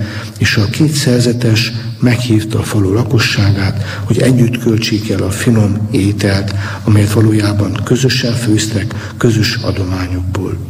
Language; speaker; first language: Hungarian; native; Hungarian